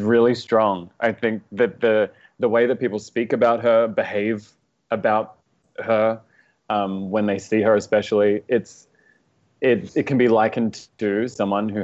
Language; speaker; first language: English; native; English